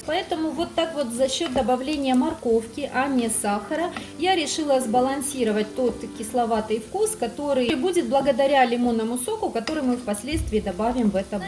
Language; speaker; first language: Russian; native; Russian